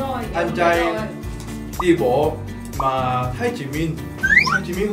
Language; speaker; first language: Vietnamese; non-native, fluent; Korean